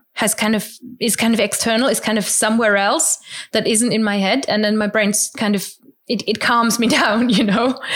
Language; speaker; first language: English; non-native, fluent; German